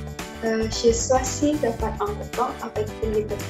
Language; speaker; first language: French; non-native, learner; Indonesian